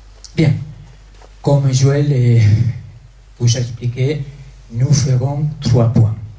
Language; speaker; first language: French; non-native, fluent; Spanish